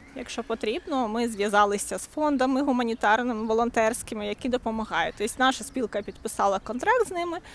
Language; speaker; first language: Ukrainian; native; Ukrainian